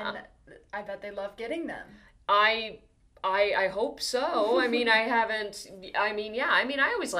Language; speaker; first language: English; native; English